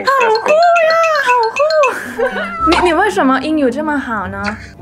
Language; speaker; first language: Chinese; non-native, fluent; Thai